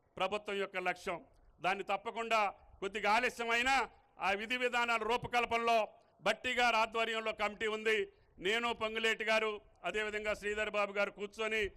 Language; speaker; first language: Telugu; native; Telugu